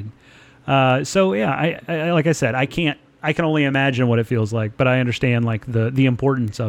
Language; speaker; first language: English; native; English